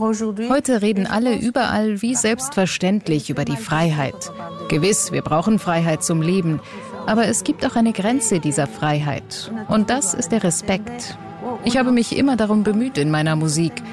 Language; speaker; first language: German; non-native, fluent; Greek